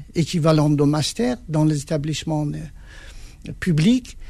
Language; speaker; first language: French; non-native, fluent; Persian